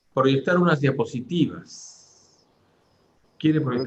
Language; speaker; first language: Spanish; native; Spanish